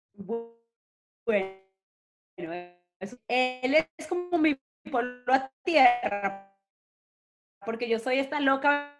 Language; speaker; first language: Spanish; native; Spanish